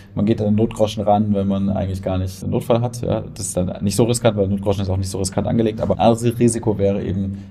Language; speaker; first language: German; native; German